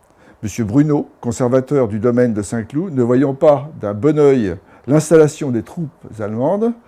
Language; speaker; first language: French; native; French